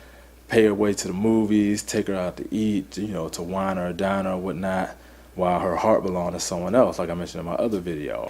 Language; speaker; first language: English; native; English